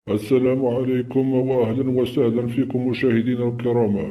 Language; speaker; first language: Arabic; native; Arabic